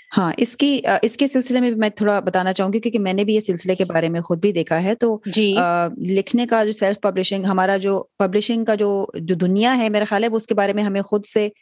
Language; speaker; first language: Urdu; native; Urdu